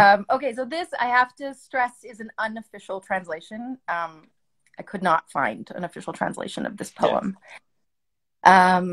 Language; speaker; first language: English; early bilingual, other home language; French